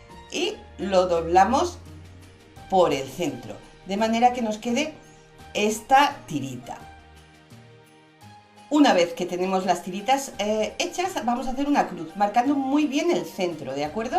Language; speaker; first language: Spanish; native; Spanish